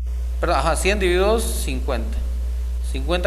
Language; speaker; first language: Spanish; native; Spanish